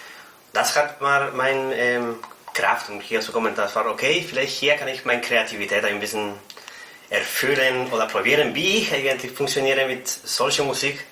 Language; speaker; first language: German; non-native, fluent; Spanish